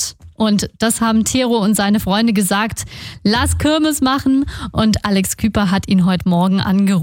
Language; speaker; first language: German; native; German